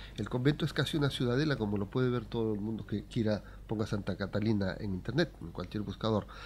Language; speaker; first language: Spanish; native; Spanish